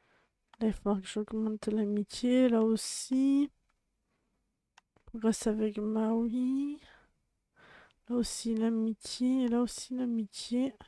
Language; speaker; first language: French; native; French